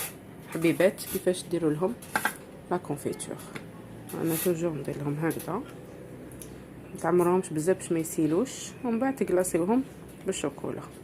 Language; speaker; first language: Arabic; native; Arabic